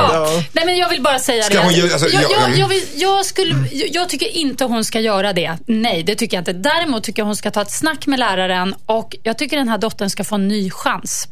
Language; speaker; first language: Swedish; native; Swedish